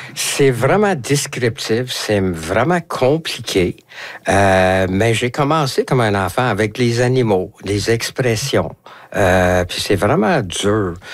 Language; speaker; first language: French; non-native, local second language; English